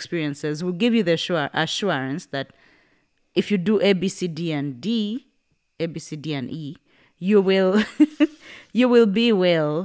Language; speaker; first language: English; non-native, local second language; Ganda